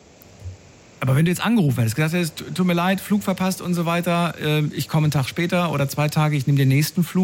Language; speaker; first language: German; native; German